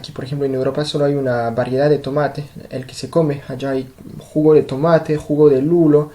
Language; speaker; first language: Spanish; non-native, fluent; French